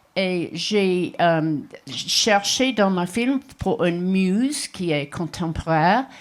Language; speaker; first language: French; non-native, learner; English